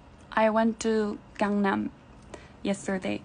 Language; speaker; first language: English; non-native, fluent; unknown